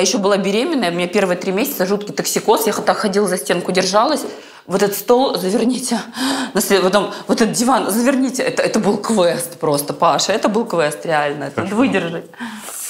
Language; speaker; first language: Russian; native; Russian